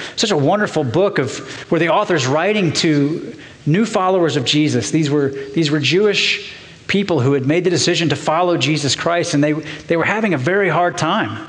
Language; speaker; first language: English; native; English